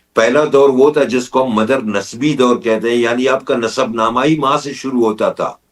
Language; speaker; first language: Urdu; non-native, local second language; Baluchi